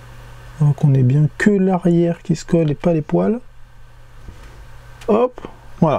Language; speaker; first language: French; native; French